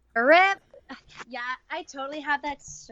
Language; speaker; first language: English; native; English